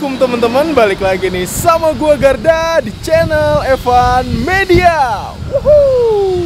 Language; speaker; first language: Indonesian; native; Indonesian